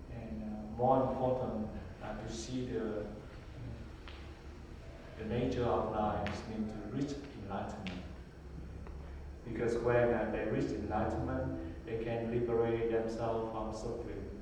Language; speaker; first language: English; non-native, learner; Vietnamese